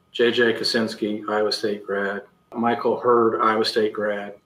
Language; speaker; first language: English; native; English